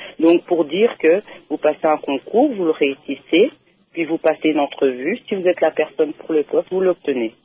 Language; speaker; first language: French; early bilingual, other home language; Lingala